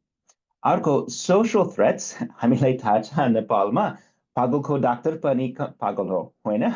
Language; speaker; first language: Nepali; non-native, fluent; English